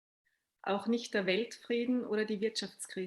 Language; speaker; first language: German; native; German